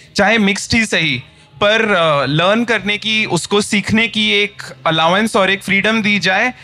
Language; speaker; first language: Hindi; native; Hindi